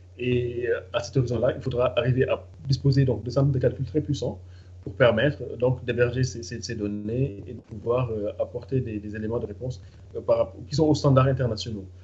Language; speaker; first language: French; non-native, local second language; Fula